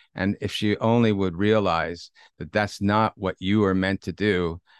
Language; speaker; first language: English; native; English